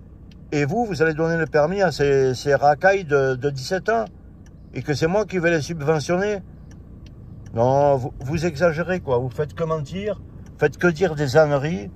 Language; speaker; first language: French; native; French